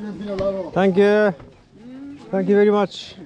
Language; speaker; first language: English; non-native, learner; Japanese